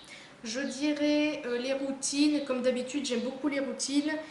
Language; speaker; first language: French; native; French